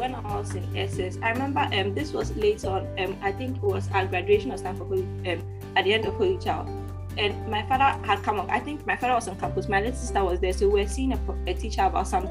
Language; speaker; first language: English; non-native, local second language; Akan